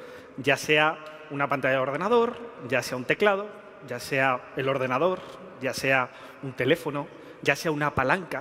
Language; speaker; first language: Spanish; native; Spanish